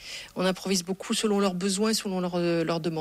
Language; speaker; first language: French; native; French